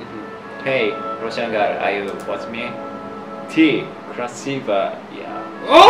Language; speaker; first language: English; non-native, learner; Japanese